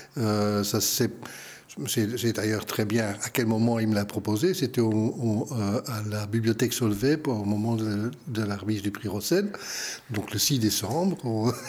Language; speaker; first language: French; non-native, local second language; Dutch